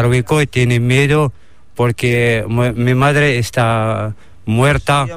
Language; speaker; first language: Spanish; non-native, learner; Arabic